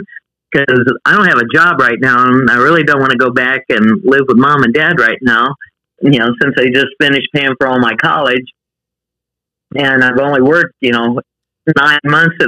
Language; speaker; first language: English; native; English